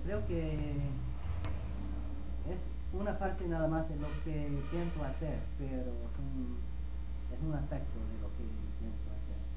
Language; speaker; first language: Spanish; non-native, fluent; English